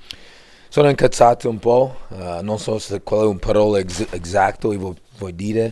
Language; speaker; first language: Italian; non-native, learner; English